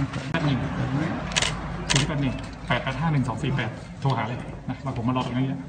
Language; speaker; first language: Thai; native; Thai